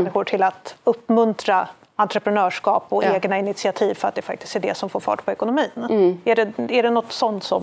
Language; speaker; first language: Swedish; native; Swedish